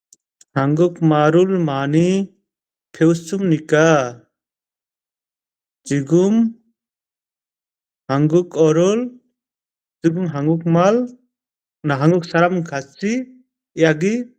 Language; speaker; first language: Korean; non-native, learner; Bangla